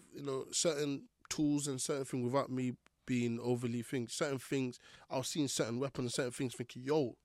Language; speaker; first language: English; native; English